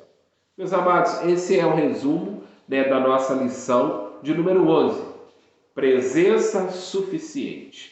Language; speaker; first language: Portuguese; native; Portuguese